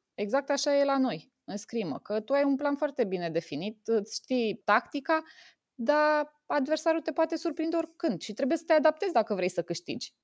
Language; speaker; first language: Romanian; native; Romanian